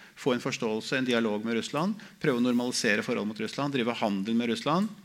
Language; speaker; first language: Norwegian; native; Norwegian